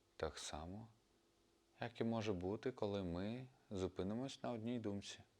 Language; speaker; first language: Ukrainian; non-native, local second language; Russian